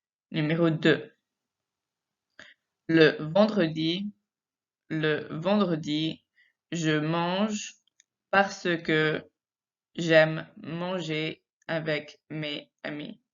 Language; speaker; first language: French; non-native, fluent; English